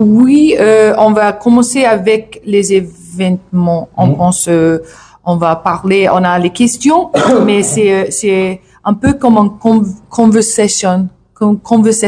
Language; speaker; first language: French; non-native, learner; English